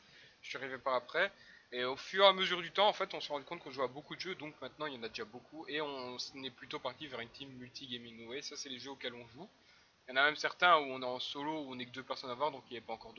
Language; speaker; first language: French; native; French